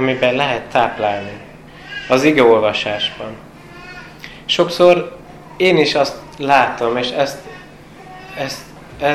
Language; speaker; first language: Hungarian; non-native, fluent; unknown